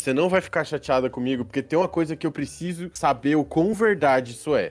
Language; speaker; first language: Portuguese; native; Portuguese